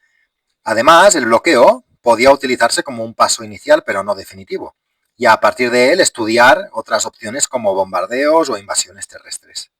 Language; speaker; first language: Spanish; native; Spanish